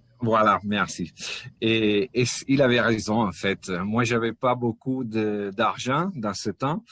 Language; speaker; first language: French; non-native, fluent; Italian